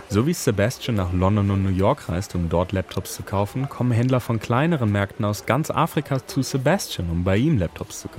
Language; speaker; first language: German; native; German